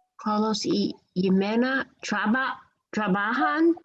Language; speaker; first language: Spanish; non-native, learner; English